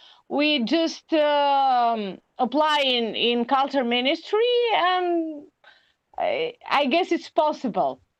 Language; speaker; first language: English; non-native, learner; Albanian